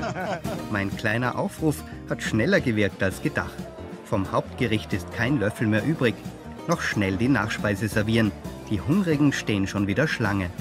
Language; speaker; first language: German; native; German